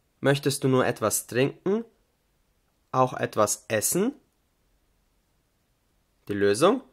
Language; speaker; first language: German; non-native, fluent; Albanian